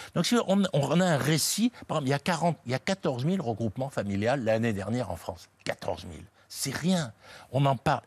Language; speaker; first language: French; native; French